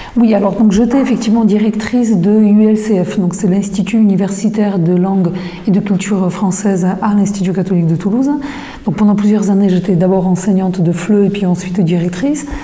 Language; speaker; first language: French; non-native, fluent; Polish